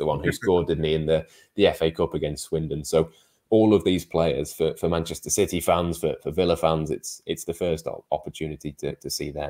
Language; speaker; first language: English; native; English